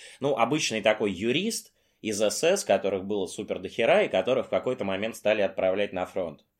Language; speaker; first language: Russian; native; Russian